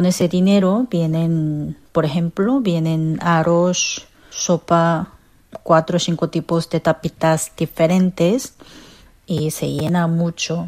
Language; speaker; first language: Spanish; non-native, fluent; Korean